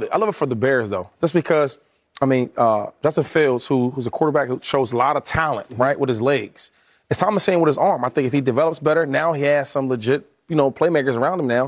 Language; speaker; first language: English; native; English